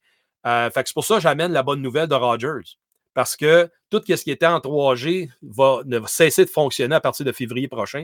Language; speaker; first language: French; native; French